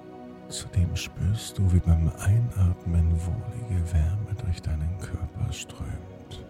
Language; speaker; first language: German; native; German